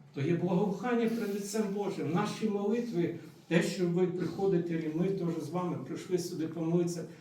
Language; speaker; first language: Ukrainian; non-native, local second language; Russian